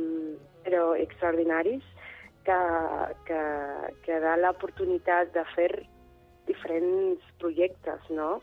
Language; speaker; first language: Catalan; non-native, learner; Spanish